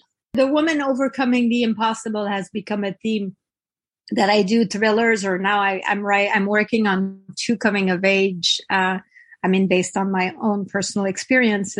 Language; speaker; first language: English; non-native, fluent; French